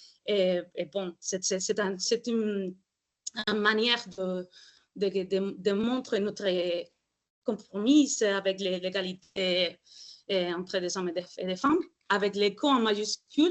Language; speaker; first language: French; non-native, fluent; Spanish